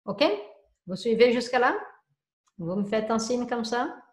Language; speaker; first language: French; non-native, fluent; Portuguese